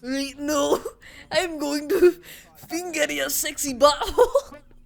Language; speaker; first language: English; native; English